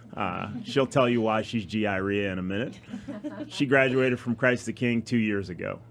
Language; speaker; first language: English; native; English